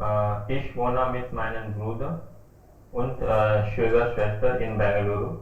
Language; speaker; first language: German; non-native, learner; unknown